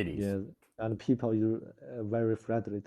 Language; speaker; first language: English; non-native, learner; Chinese